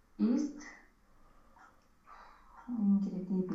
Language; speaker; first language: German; non-native, learner; Romanian